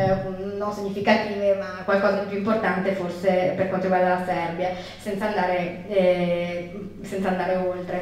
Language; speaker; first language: Italian; native; Italian